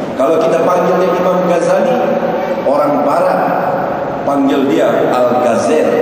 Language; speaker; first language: Malay; native; Malay